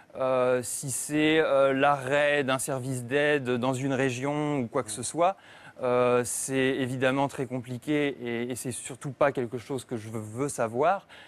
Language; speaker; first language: French; native; French